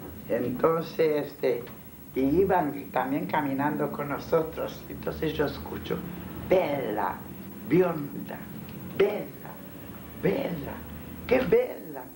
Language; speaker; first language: Spanish; non-native, fluent; Hungarian